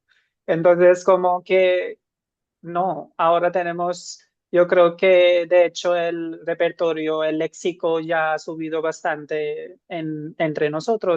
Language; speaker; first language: Spanish; non-native, fluent; Hindi